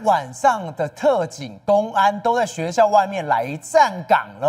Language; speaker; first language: Chinese; native; Chinese